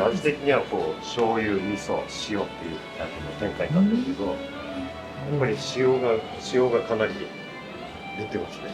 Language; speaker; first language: Japanese; native; Japanese